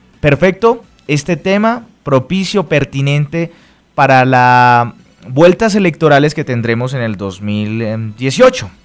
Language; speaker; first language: Spanish; native; Spanish